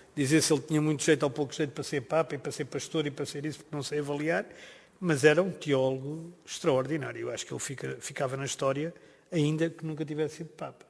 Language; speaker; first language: Portuguese; native; Portuguese